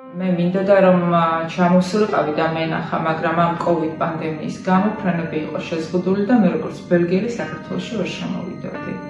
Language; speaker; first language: Georgian; native; Georgian